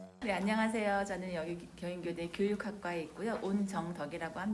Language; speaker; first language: Korean; native; Korean